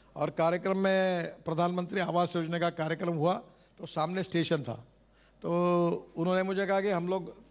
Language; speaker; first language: Hindi; non-native, local second language; Marathi